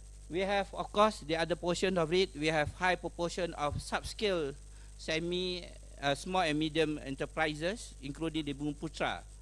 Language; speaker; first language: English; non-native, local second language; Malay